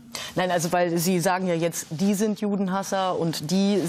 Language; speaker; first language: German; native; German